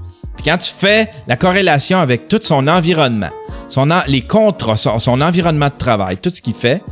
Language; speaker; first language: French; native; French